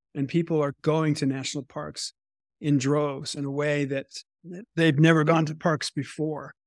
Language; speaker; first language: English; native; English